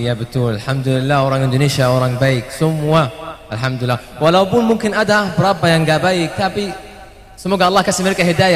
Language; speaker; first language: Indonesian; non-native, learner; Arabic